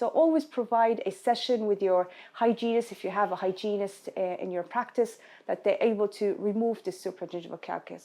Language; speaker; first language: English; non-native, fluent; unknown